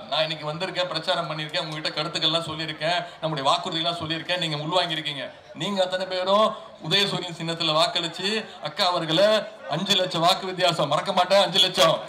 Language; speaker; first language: Tamil; native; Tamil